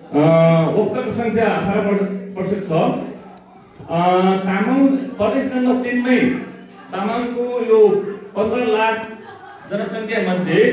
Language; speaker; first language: Nepali; non-native, local second language; Eastern Tamang